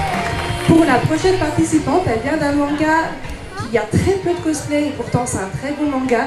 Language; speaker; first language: French; native; French